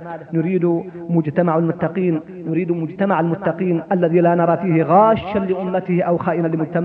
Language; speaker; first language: Arabic; native; Arabic